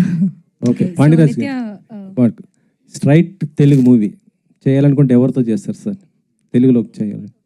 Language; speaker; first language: Telugu; native; Telugu